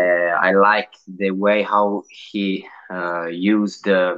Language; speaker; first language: English; non-native, learner; Italian